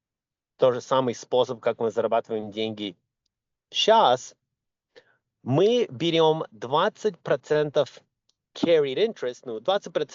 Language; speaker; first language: Russian; early bilingual, other home language; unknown